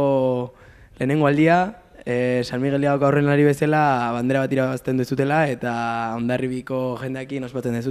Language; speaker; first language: Basque; native; Basque